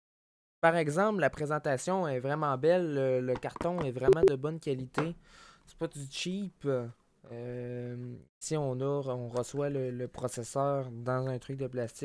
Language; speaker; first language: French; native; French